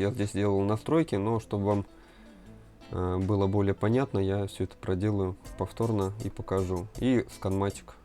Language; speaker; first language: Russian; native; Russian